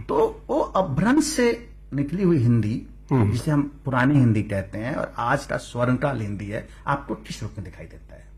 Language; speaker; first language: Hindi; native; Hindi